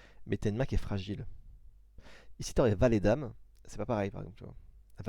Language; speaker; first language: French; native; French